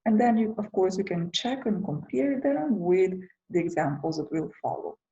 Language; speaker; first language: English; non-native, fluent; Macedonian